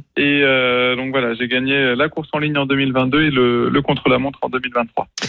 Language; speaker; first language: French; native; French